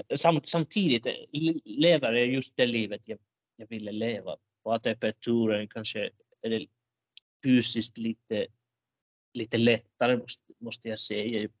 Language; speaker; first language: Swedish; non-native, local second language; Finnish